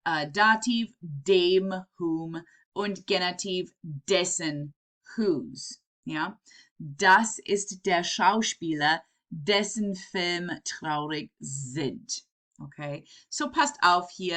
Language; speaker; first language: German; non-native, fluent; English